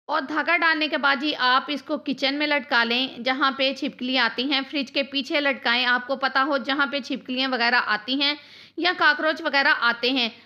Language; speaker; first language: Hindi; native; Hindi